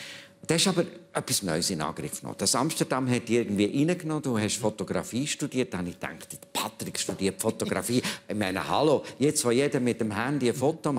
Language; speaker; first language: German; native; German